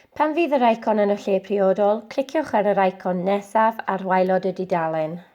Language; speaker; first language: Welsh; non-native, local second language; English